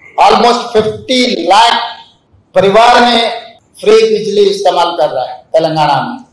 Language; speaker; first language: Hindi; non-native, local second language; Telugu